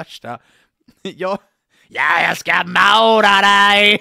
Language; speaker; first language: Swedish; native; Swedish